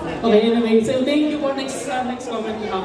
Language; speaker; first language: English; non-native, local second language; Filipino